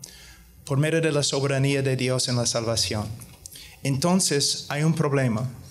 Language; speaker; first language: Spanish; non-native, fluent; English